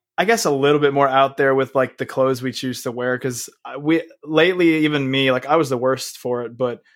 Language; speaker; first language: English; native; English